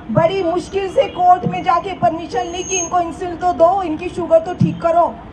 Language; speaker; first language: Hindi; native; Hindi